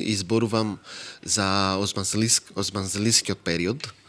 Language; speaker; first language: Macedonian; non-native, fluent; Greek